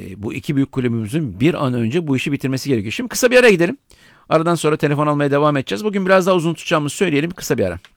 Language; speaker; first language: Turkish; native; Turkish